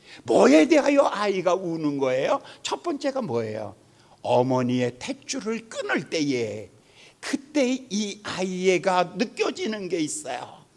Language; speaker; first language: Korean; native; Korean